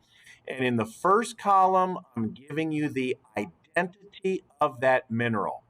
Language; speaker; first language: English; native; English